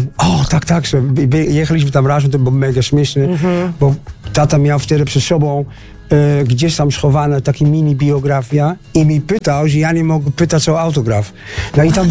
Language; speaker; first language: Polish; non-native, fluent; Dutch